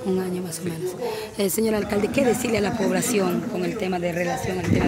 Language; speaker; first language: Spanish; native; Spanish